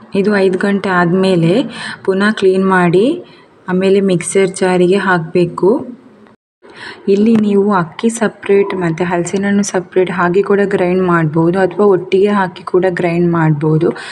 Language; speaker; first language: Kannada; non-native, local second language; Tulu